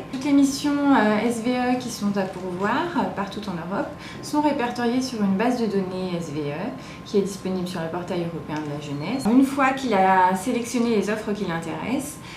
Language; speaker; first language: French; native; French